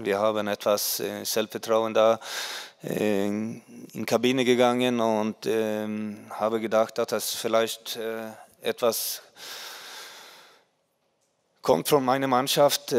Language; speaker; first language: German; non-native, fluent; Swedish